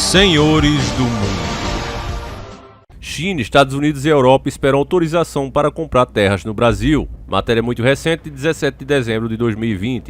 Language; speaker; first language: Portuguese; native; Portuguese